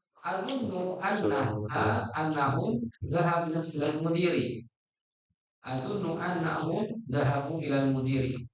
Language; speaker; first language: Arabic; non-native, fluent; Indonesian